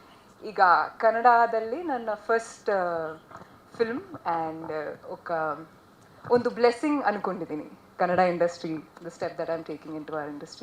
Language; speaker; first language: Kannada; non-native, learner; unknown